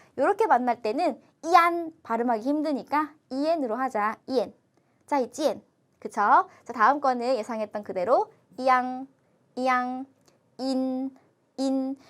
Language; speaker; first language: Korean; native; Korean